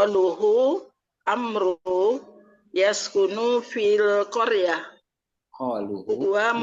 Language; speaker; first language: Arabic; non-native, learner; Indonesian